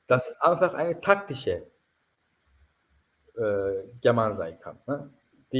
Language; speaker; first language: German; non-native, fluent; Turkish